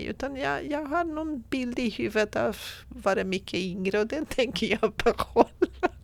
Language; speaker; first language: Swedish; non-native, fluent; Portuguese